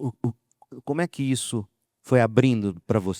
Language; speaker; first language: Portuguese; native; Portuguese